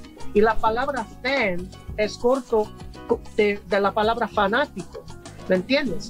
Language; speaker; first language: Spanish; early bilingual, heritage; English